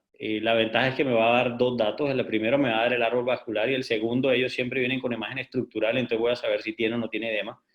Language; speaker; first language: Spanish; native; Spanish